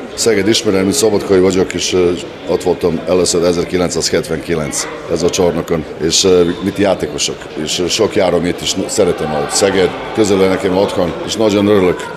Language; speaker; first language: Hungarian; non-native, local second language; Serbian